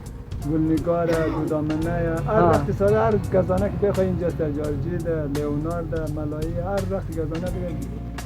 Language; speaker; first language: Persian; native; Persian